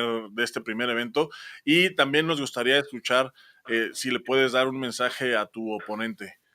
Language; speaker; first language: Spanish; native; Spanish